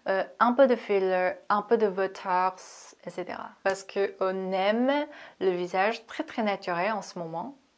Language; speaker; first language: French; non-native, fluent; Korean